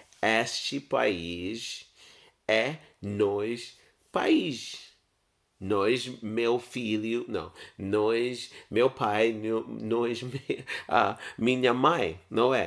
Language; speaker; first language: Portuguese; non-native, learner; English